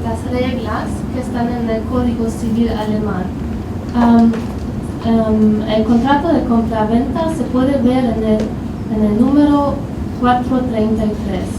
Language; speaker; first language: Spanish; non-native, fluent; German